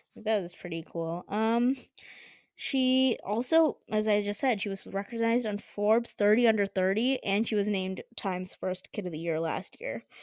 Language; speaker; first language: English; early bilingual, other home language; Hindi